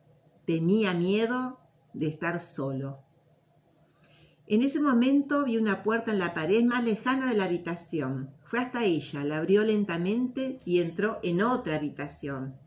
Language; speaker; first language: Spanish; native; Spanish